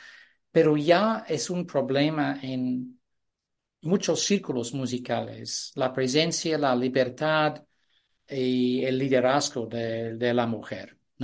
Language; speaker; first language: Spanish; non-native, fluent; English